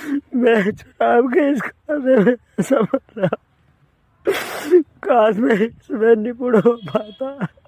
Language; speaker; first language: Hindi; native; Hindi